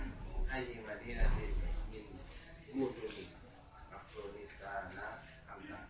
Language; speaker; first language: Arabic; non-native, learner; Indonesian